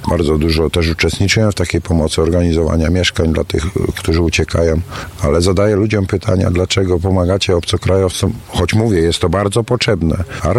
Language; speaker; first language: Polish; native; Polish